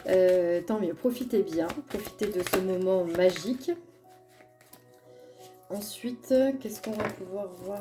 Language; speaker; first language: French; native; French